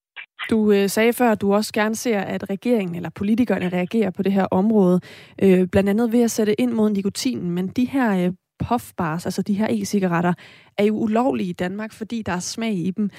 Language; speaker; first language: Danish; native; Danish